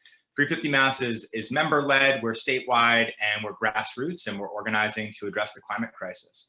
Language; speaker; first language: English; native; English